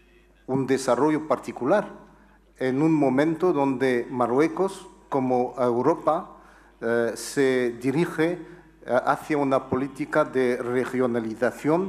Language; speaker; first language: Spanish; non-native, fluent; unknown